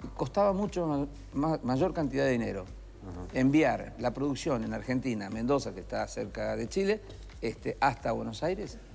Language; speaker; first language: Spanish; native; Spanish